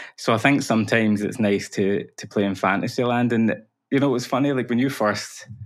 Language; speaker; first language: English; native; English